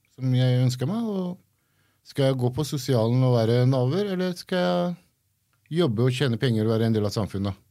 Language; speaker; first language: Norwegian; early bilingual, other home language; Kurdish